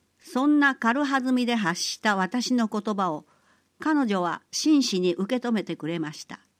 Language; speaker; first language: Japanese; early bilingual, other home language; Persian